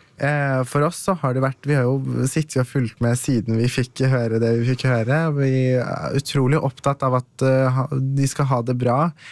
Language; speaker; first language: Norwegian; early bilingual, other home language; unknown